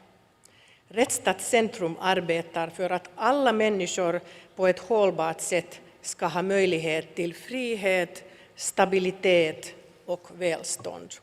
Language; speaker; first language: Swedish; non-native, local second language; Finnish